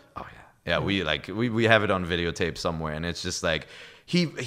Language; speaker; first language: English; non-native, fluent; German